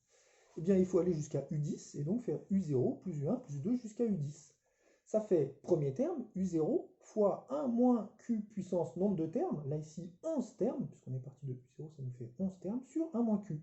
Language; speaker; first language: French; native; French